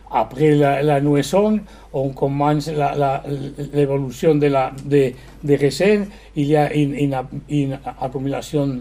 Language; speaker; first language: French; non-native, learner; Spanish